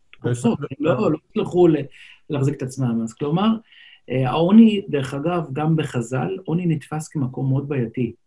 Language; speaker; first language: Hebrew; non-native, local second language; Yiddish